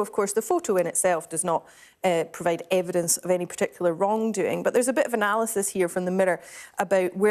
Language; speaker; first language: English; native; English